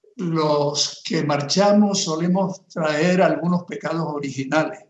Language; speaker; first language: Spanish; native; Spanish